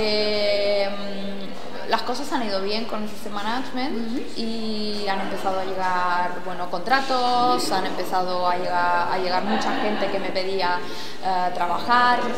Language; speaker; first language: Spanish; non-native, fluent; Italian